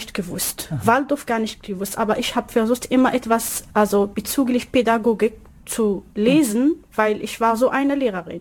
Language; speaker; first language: German; non-native, learner; Arabic